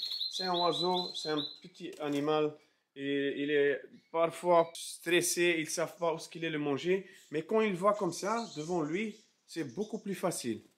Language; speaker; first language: French; non-native, fluent; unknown